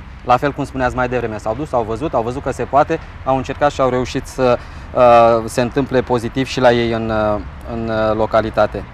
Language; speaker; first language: Romanian; native; Romanian